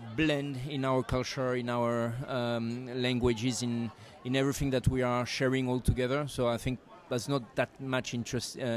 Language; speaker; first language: English; non-native, fluent; French